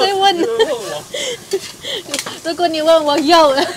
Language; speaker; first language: Chinese; non-native, learner; Indonesian